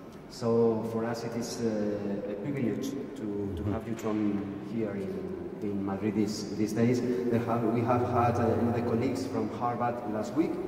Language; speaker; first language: English; non-native, fluent; Spanish